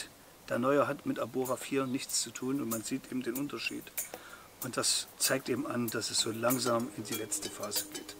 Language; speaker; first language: German; native; German